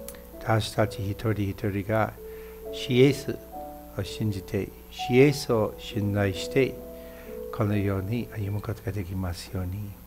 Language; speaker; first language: Japanese; non-native, fluent; English